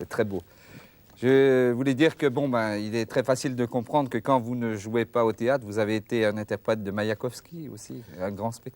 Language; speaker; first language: French; native; French